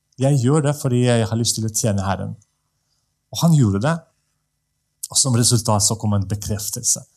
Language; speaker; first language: Norwegian; non-native, fluent; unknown